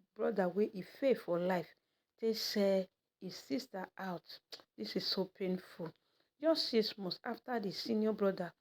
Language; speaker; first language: Nigerian Pidgin; native; Nigerian Pidgin